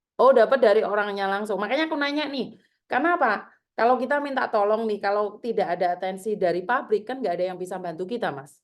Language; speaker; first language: Indonesian; native; Indonesian